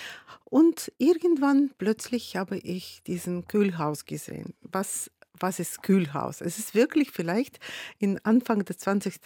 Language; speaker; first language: German; non-native, fluent; Russian